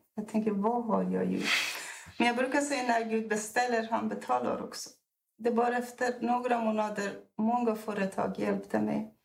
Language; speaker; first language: Swedish; non-native, fluent; Persian